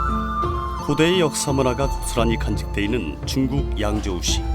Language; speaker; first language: Korean; native; Korean